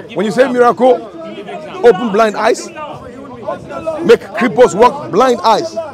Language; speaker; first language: English; non-native, local second language; Ga